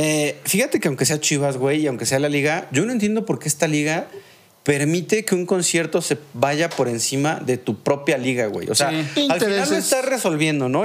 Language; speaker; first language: Spanish; native; Spanish